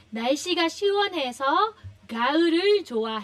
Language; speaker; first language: Korean; non-native, fluent; Filipino